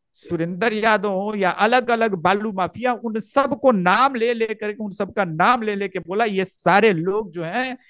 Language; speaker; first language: Hindi; native; Hindi